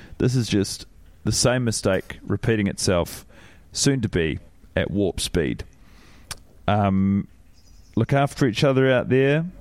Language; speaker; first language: English; native; English